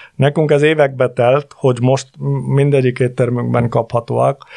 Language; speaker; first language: Hungarian; non-native, fluent; Punjabi